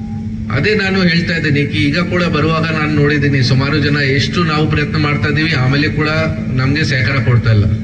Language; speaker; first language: Kannada; non-native, learner; Hindi